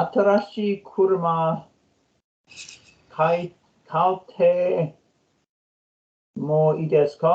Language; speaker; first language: Japanese; non-native, learner; English